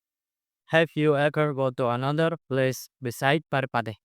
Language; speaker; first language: English; non-native, learner; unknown